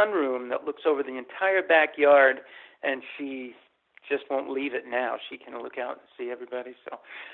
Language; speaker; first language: English; native; English